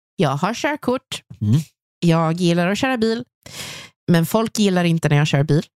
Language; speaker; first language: Swedish; native; Swedish